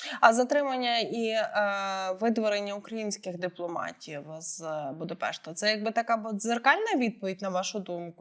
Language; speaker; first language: Ukrainian; native; Ukrainian